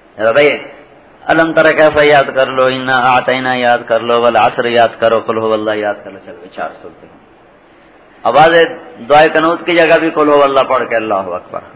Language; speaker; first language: Urdu; non-native, local second language; Punjabi